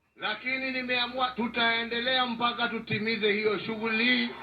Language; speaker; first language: Swahili; non-native, local second language; Kikuyu